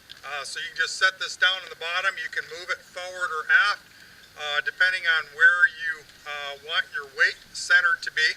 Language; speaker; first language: English; native; English